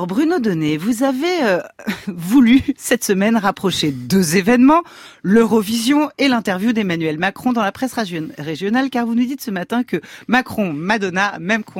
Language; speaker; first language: French; native; French